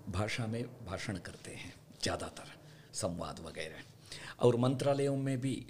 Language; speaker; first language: Hindi; non-native, local second language; Kannada